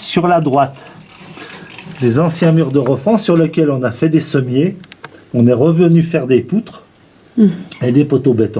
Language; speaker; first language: French; native; French